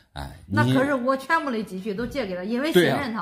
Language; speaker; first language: Chinese; native; Chinese